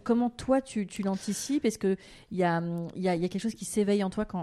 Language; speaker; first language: French; native; French